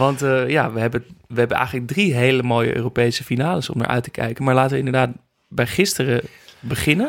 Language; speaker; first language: Dutch; native; Dutch